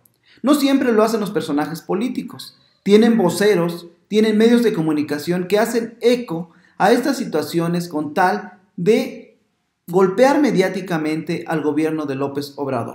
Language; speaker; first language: Spanish; native; Spanish